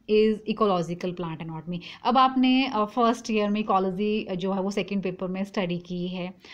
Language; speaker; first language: Hindi; native; Hindi